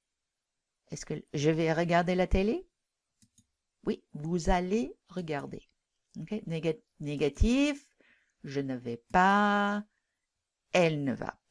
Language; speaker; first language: French; non-native, fluent; English